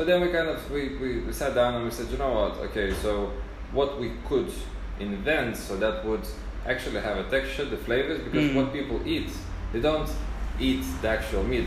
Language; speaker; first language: English; native; English